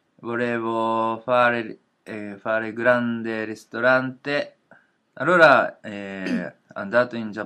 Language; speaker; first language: Italian; non-native, learner; Japanese